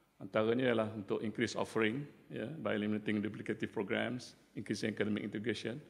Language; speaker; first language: English; non-native, local second language; Malay